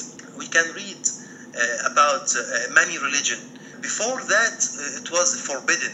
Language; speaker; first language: English; non-native, learner; Arabic